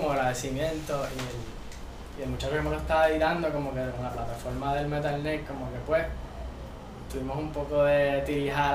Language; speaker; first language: Spanish; native; Spanish